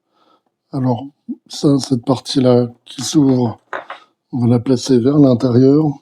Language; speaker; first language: French; native; French